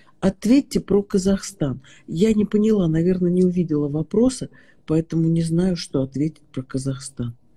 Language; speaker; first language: Russian; native; Russian